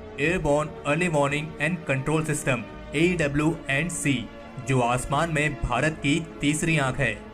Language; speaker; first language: Hindi; native; Hindi